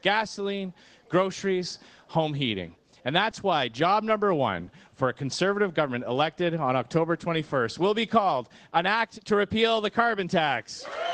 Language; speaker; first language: English; native; English